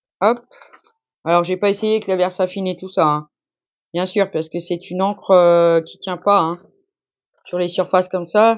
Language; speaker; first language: French; native; French